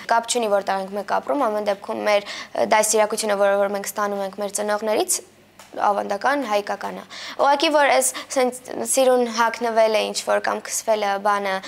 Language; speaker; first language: Armenian; early bilingual, heritage; Armenian